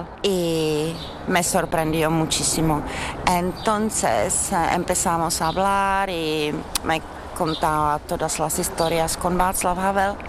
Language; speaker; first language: Spanish; non-native, learner; Czech